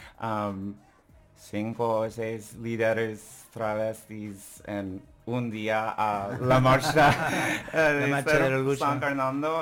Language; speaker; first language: Spanish; non-native, learner; English